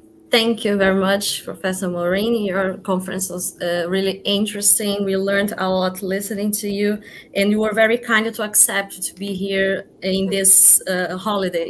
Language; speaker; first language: English; non-native, fluent; Portuguese